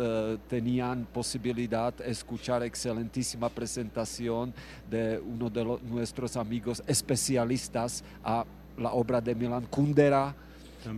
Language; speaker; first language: Spanish; non-native, fluent; Czech